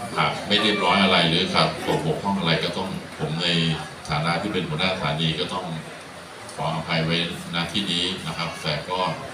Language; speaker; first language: Thai; native; Thai